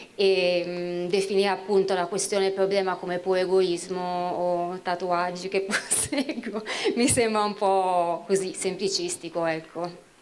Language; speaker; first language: Italian; native; Italian